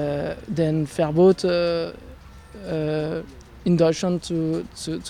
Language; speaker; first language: German; non-native, fluent; French